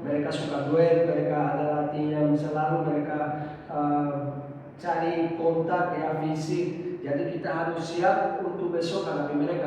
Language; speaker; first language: Indonesian; non-native, fluent; Portuguese